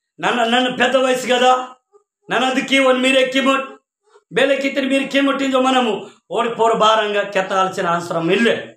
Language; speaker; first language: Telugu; non-native, local second language; Koya